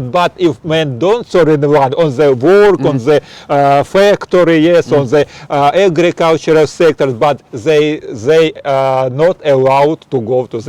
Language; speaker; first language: English; non-native, learner; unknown